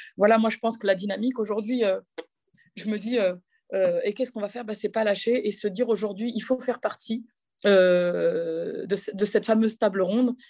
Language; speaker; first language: French; native; French